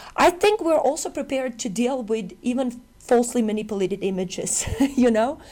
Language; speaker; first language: English; non-native, fluent; Macedonian